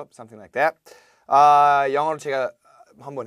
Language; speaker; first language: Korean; non-native, fluent; English